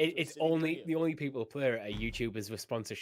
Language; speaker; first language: English; native; English